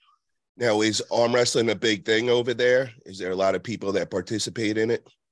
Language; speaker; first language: English; native; English